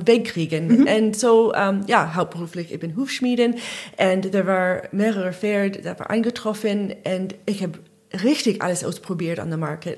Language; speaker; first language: German; non-native, learner; English